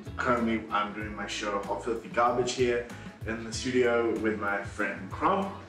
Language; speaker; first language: English; native; English